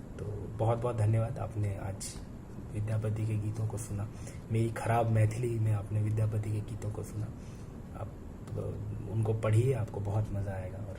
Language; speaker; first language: Hindi; non-native, local second language; Bangla